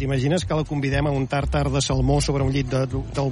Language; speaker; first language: Catalan; native; Catalan